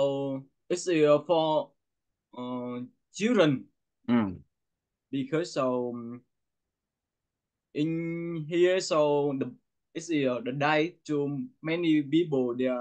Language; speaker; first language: English; non-native, learner; Vietnamese